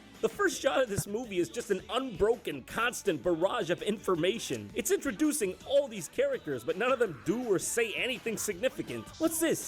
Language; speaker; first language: English; native; English